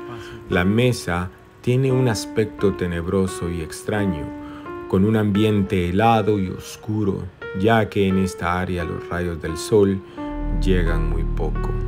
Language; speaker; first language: Spanish; native; Spanish